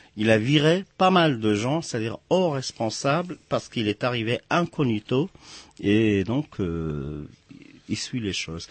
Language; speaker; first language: French; non-native, local second language; Arabic